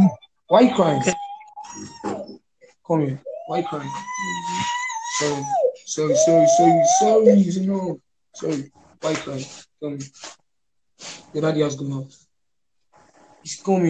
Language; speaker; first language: English; non-native, local second language; Yoruba